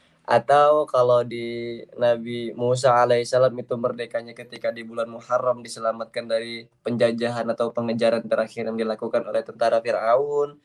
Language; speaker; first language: Indonesian; native; Indonesian